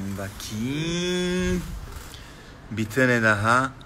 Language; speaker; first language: Turkish; non-native, learner; Portuguese